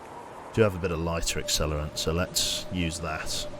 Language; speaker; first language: English; native; English